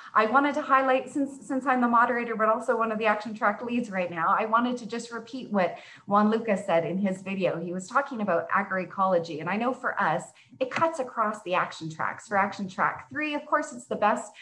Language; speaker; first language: English; native; English